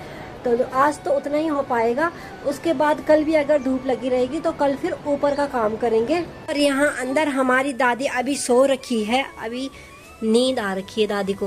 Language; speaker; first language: Hindi; native; Hindi